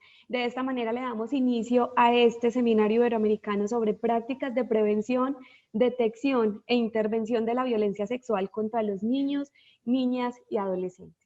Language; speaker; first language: Spanish; native; Spanish